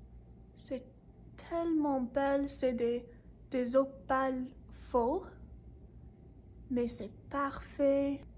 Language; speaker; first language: French; non-native, learner; English